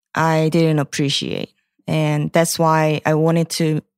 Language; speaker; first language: English; non-native, fluent; Korean